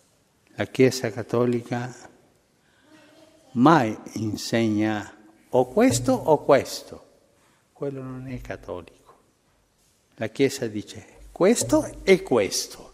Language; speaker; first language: Italian; non-native, fluent; Spanish